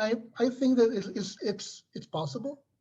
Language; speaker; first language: English; non-native, fluent; Spanish